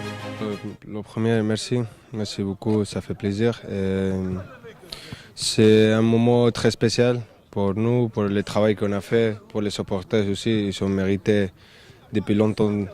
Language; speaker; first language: French; non-native, fluent; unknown